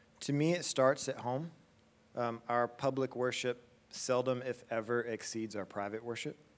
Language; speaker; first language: English; native; English